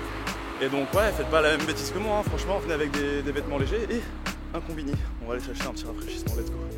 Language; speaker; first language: French; native; French